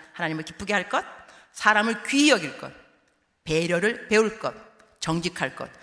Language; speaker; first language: Korean; early bilingual, heritage; Korean